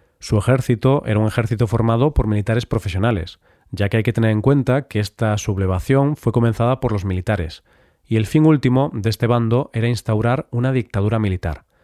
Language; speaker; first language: Spanish; native; Spanish